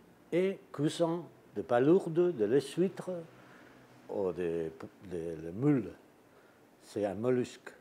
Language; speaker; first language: French; non-native, fluent; Spanish